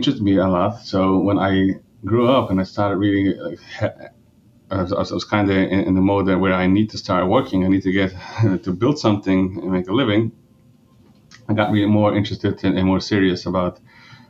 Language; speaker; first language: English; early bilingual, other home language; Yiddish